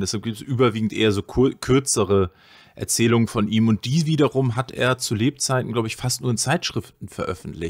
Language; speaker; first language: German; native; German